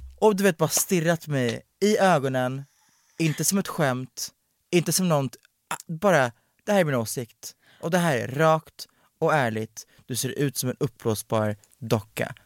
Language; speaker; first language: Swedish; native; Swedish